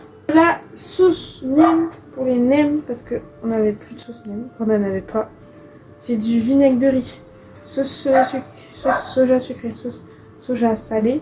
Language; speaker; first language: French; native; French